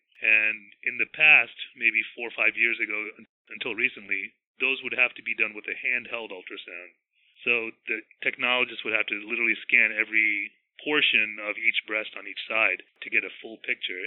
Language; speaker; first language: English; native; English